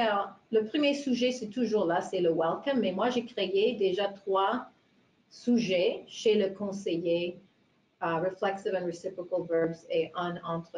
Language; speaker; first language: French; non-native, fluent; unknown